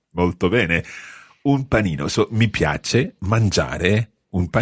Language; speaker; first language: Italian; non-native, fluent; English